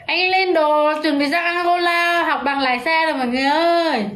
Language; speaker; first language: Vietnamese; native; Vietnamese